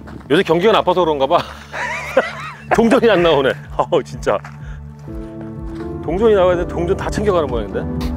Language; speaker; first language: Korean; native; Korean